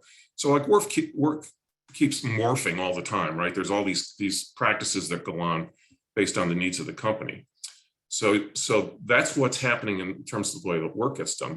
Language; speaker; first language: English; native; English